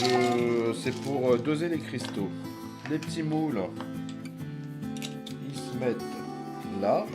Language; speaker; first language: French; native; French